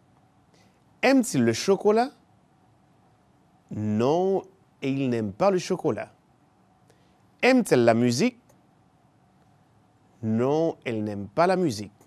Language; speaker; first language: French; non-native, fluent; Spanish